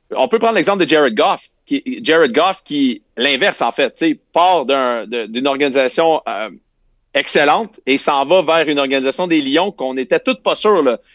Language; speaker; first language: French; native; French